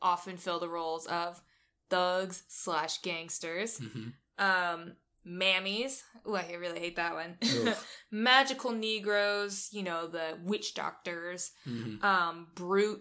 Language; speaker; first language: English; native; English